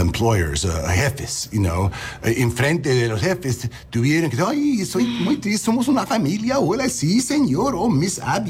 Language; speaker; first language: Spanish; non-native, learner; English